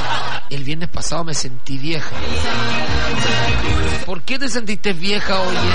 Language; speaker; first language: Spanish; native; Spanish